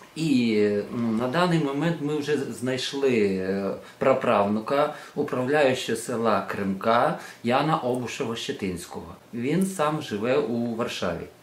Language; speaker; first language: Ukrainian; native; Ukrainian